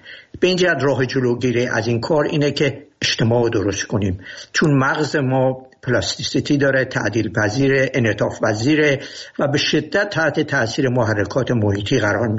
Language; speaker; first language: Persian; native; Persian